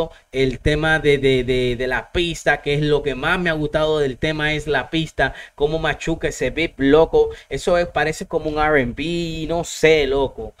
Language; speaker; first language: Spanish; native; Spanish